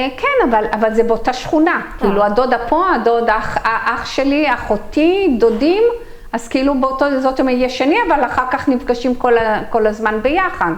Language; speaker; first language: Hebrew; early bilingual, other home language; Arabic